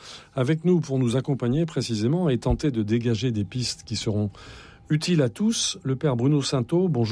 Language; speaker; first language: French; native; French